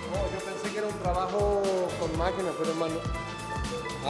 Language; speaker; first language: Spanish; non-native, learner; Portuguese